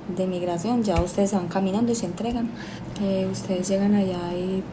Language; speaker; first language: Spanish; native; Spanish